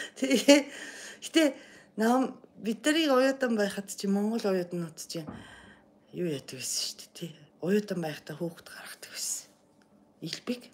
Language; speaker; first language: Mongolian; non-native, fluent; Japanese